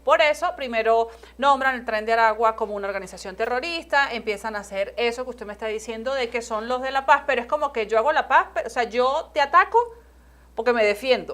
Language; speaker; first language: Spanish; native; Spanish